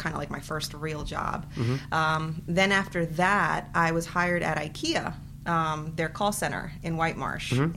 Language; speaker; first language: English; early bilingual, other home language; Spanish